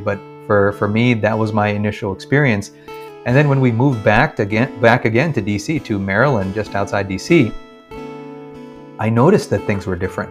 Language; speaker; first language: English; early bilingual, other home language; Malayalam